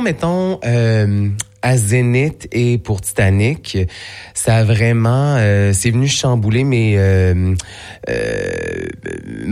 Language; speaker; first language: French; native; French